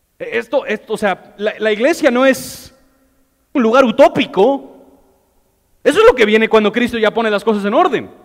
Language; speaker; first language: Spanish; non-native, fluent; English